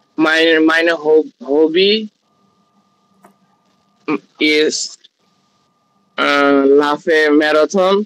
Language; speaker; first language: German; non-native, learner; Bangla